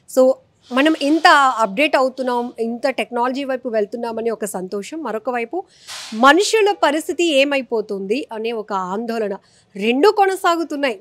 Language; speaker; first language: Telugu; native; Telugu